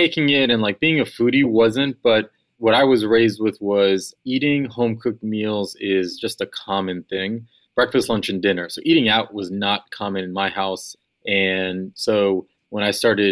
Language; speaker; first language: English; native; English